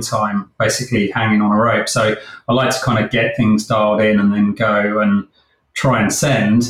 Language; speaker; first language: English; native; English